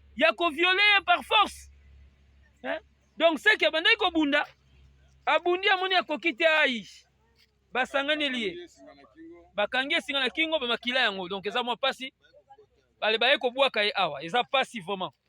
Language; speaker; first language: Lingala; non-native, local second language; Kongo